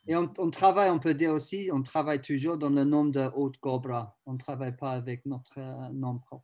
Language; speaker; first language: French; non-native, learner; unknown